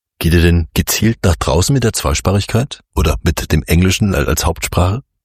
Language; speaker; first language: German; native; German